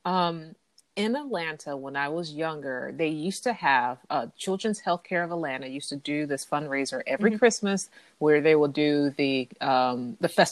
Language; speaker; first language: English; native; English